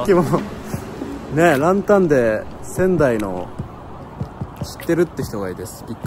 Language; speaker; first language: Japanese; native; Japanese